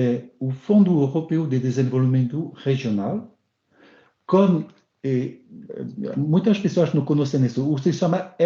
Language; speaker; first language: Portuguese; non-native, learner; French